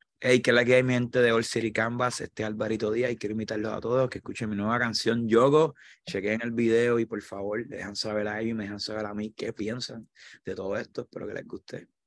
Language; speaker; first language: Spanish; native; Spanish